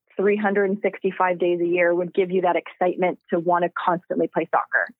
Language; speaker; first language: English; native; English